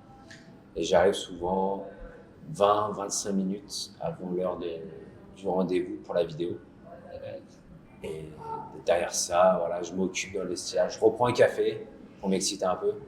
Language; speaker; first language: French; native; French